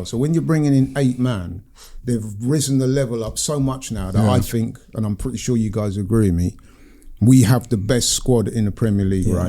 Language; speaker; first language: English; native; English